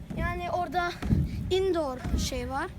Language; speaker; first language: Turkish; early bilingual, heritage; Turkish